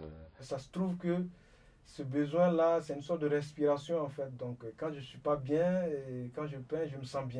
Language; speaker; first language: French; non-native, fluent; Arabic